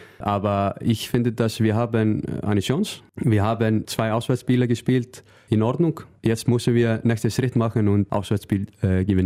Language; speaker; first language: German; non-native, learner; Icelandic